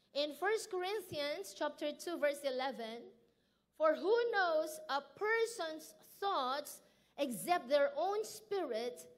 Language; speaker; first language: English; non-native, local second language; Filipino